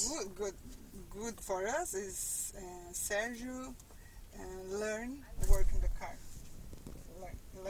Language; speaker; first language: English; non-native, learner; Portuguese